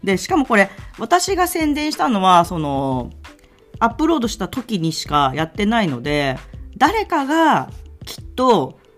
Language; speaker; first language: Japanese; native; Japanese